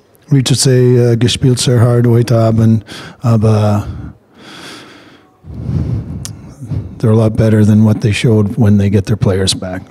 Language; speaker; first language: English; native; English